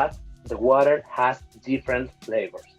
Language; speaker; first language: English; non-native, fluent; Spanish